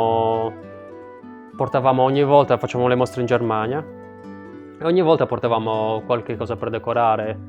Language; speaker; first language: Italian; early bilingual, other home language; German